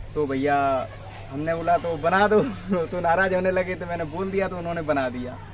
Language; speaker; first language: Hindi; native; Hindi